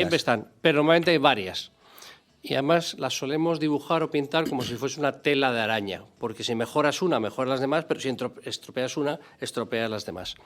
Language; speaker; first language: Spanish; native; Spanish